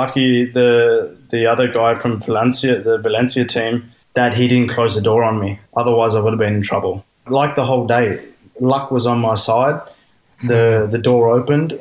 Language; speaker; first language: English; native; English